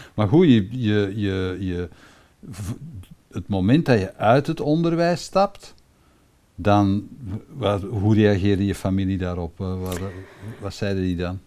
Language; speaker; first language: Dutch; native; Dutch